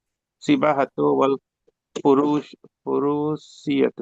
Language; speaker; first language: Arabic; non-native, learner; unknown